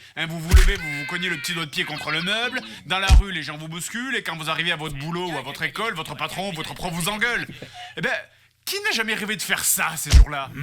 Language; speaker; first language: French; native; French